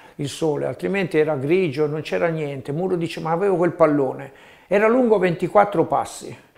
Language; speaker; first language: Italian; native; Italian